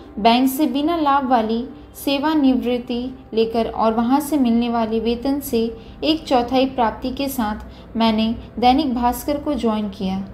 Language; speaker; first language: Hindi; native; Hindi